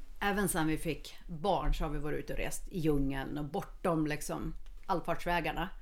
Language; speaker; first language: Swedish; early bilingual, heritage; Swedish